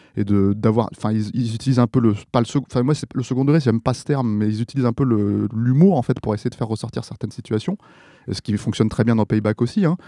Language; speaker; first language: French; native; French